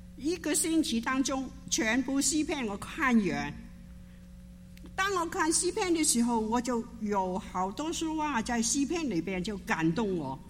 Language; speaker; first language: Chinese; non-native, local second language; Cantonese